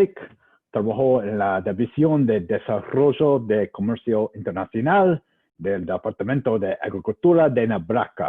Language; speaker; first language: Spanish; non-native, learner; English